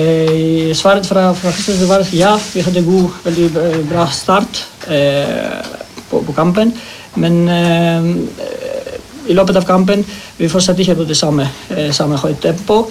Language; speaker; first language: Norwegian; non-native, learner; Greek